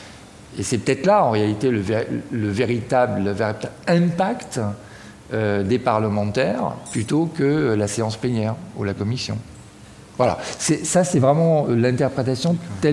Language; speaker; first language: French; native; French